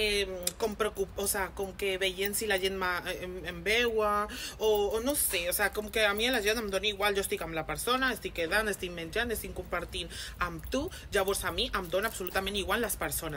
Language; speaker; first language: Catalan; early bilingual, other home language; Spanish